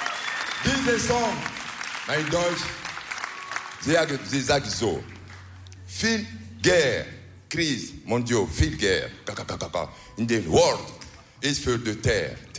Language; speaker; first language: German; non-native, learner; French